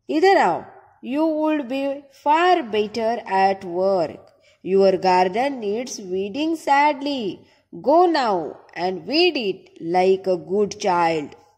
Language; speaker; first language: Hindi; non-native, local second language; Marathi